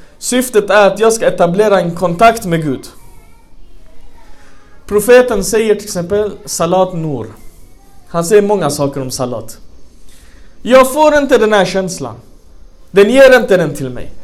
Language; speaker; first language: Swedish; non-native, fluent; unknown